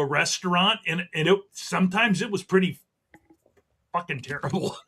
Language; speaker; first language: English; native; English